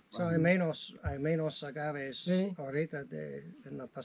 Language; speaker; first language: Spanish; non-native, learner; English